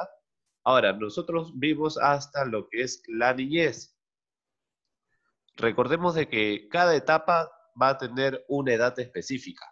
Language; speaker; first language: Spanish; native; Spanish